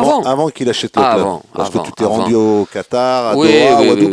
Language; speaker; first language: French; native; French